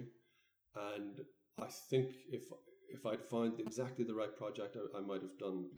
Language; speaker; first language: English; native; English